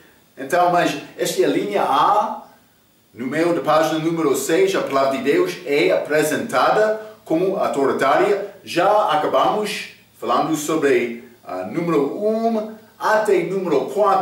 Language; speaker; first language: Portuguese; non-native, fluent; English